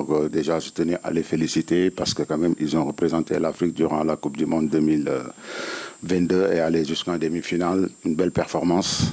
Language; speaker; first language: French; non-native, local second language; Wolof